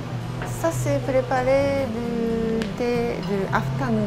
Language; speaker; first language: French; non-native, learner; Japanese